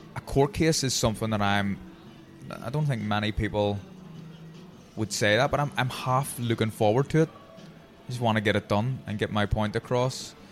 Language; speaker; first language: English; native; English